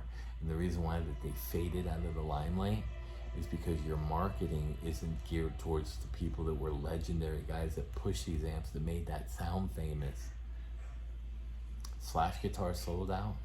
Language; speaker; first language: English; native; English